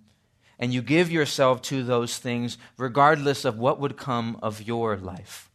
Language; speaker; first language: English; native; English